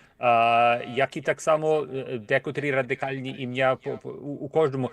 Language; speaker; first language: Ukrainian; early bilingual, heritage; Ukrainian